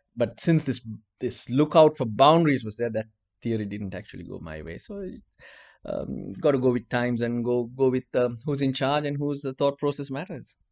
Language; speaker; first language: English; non-native, local second language; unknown